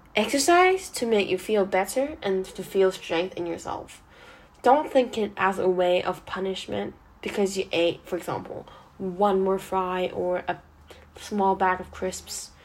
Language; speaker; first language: English; non-native, local second language; Cantonese